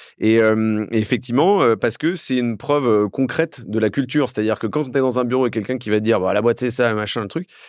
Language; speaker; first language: French; native; French